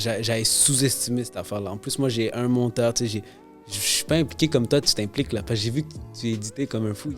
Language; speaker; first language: French; native; French